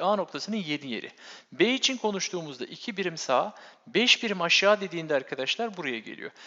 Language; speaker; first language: Turkish; native; Turkish